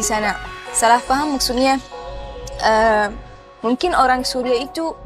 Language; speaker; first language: Indonesian; non-native, fluent; Arabic